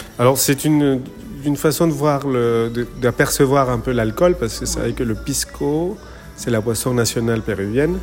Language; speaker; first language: French; non-native, fluent; Spanish